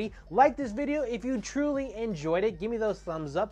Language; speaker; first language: English; native; English